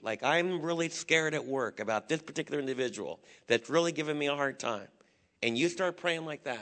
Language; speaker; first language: English; native; English